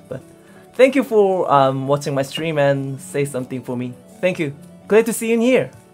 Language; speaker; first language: English; non-native, learner; Korean